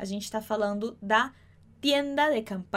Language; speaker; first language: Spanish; non-native, fluent; Portuguese